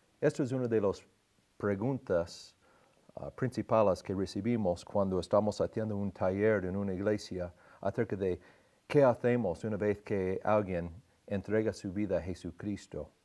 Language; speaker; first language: Spanish; non-native, fluent; English